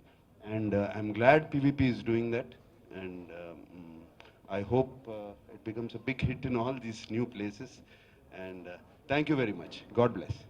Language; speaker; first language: Telugu; native; Telugu